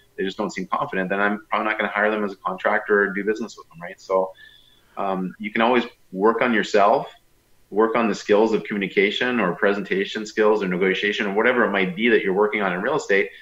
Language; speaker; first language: English; native; English